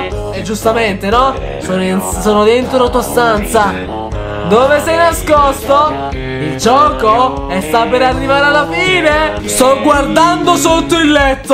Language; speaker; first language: Italian; native; Italian